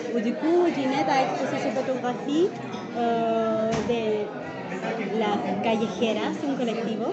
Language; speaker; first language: French; non-native, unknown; Spanish